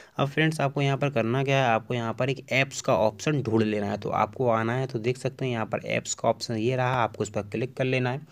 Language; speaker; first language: Hindi; native; Hindi